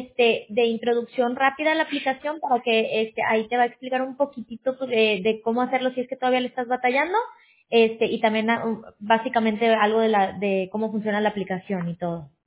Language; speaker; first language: Spanish; native; Spanish